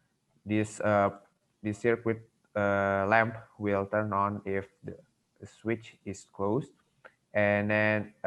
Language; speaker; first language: English; non-native, learner; Indonesian